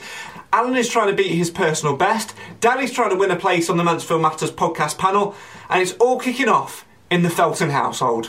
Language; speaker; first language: English; native; English